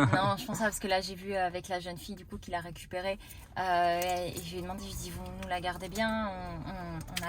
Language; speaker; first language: French; native; French